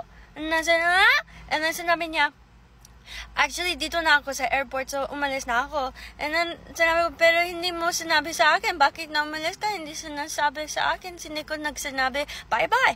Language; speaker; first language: Filipino; early bilingual, heritage; English